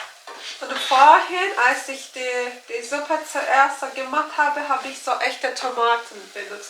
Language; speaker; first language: German; non-native, learner; Turkish